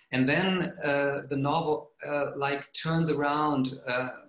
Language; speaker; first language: English; non-native, fluent; German